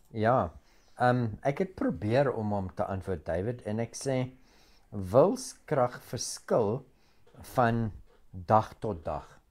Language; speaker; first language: Afrikaans; non-native, local second language; English